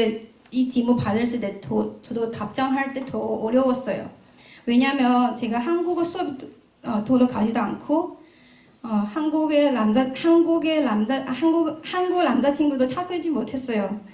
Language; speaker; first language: Korean; non-native, learner; Chinese